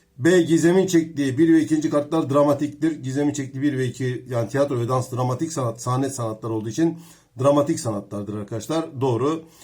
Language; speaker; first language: Turkish; native; Turkish